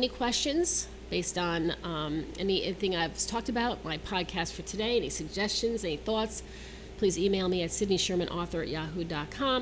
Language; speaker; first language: English; native; English